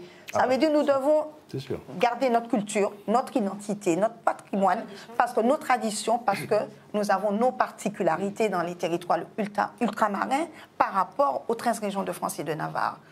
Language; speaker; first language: French; non-native, local second language; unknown